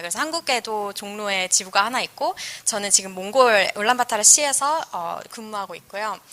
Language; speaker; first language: Korean; native; Korean